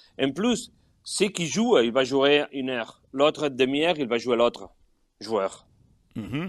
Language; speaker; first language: French; non-native, fluent; Catalan